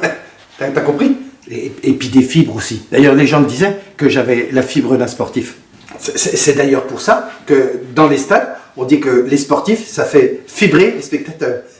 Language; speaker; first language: French; native; French